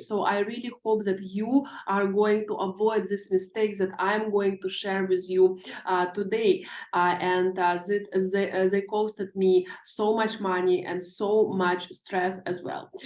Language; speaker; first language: English; non-native, fluent; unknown